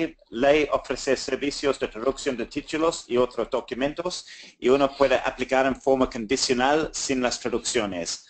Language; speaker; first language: Spanish; non-native, fluent; English